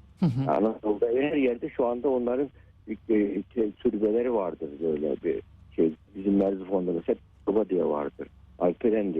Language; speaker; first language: Turkish; native; Turkish